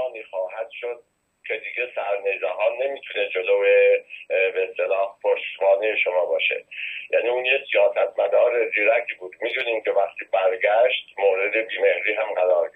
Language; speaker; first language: Persian; native; Persian